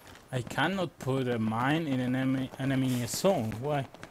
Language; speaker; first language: English; non-native, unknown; Spanish